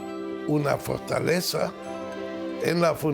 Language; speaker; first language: Spanish; non-native, fluent; German